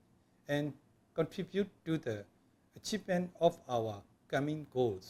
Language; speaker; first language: English; non-native, local second language; Burmese